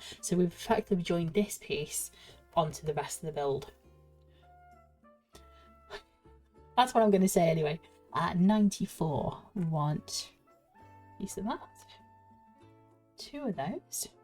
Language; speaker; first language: English; native; English